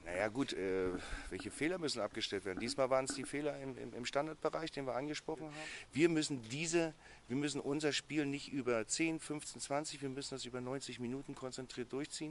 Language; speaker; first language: German; native; German